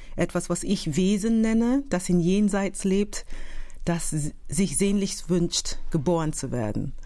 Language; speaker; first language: German; non-native, fluent; English